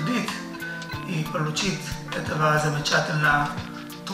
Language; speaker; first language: Russian; non-native, learner; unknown